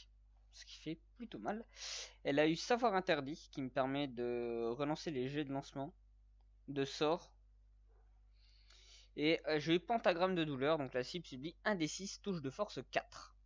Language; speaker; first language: French; native; French